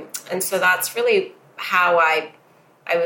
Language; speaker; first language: English; non-native, local second language; Cantonese